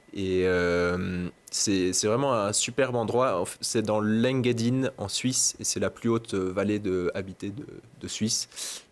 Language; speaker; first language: French; native; French